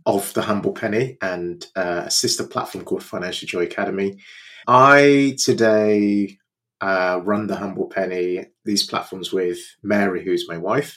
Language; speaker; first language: English; non-native, local second language; Yoruba